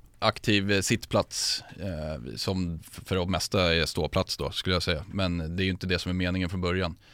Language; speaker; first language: Swedish; native; Swedish